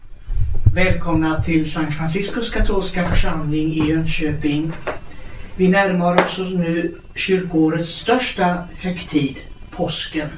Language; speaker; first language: Swedish; native; Swedish